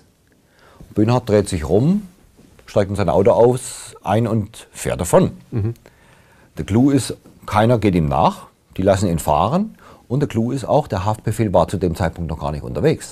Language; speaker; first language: German; native; German